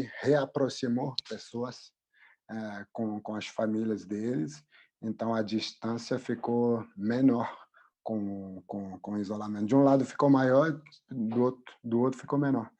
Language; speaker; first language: Portuguese; non-native, fluent; French